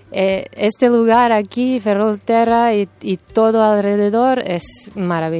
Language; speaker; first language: Spanish; non-native, fluent; Serbian